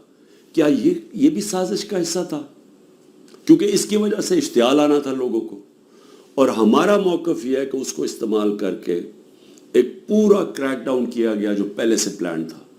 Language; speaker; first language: Urdu; native; Urdu